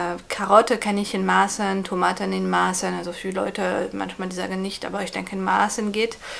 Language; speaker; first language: German; non-native, fluent; French